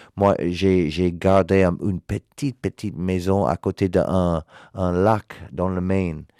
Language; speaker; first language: French; non-native, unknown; English